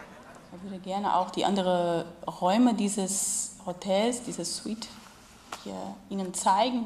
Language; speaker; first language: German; non-native, fluent; Portuguese